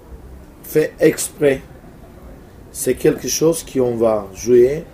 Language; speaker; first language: French; non-native, fluent; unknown